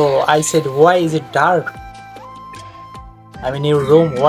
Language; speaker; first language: English; non-native, learner; Bangla